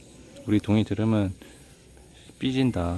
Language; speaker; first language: Korean; native; Korean